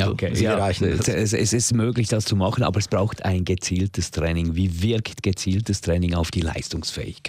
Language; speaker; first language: German; native; German